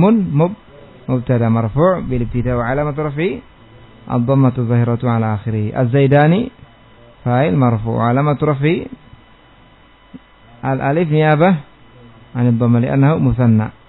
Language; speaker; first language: Arabic; non-native, fluent; Indonesian